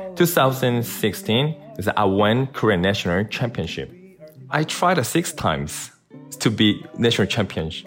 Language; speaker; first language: English; non-native, learner; Korean